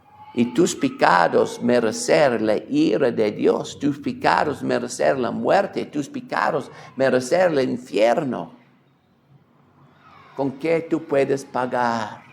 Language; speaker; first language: Spanish; non-native, fluent; English